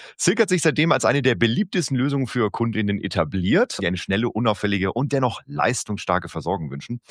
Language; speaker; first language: German; native; German